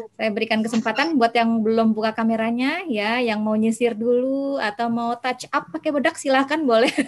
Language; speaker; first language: Indonesian; native; Indonesian